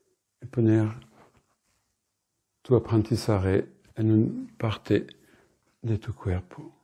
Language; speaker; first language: Spanish; non-native, fluent; French